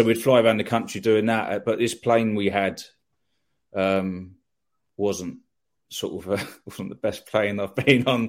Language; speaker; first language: English; native; English